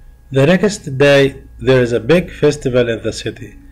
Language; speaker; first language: English; non-native, fluent; Arabic